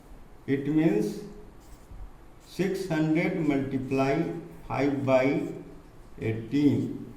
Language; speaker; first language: English; non-native, local second language; Hindi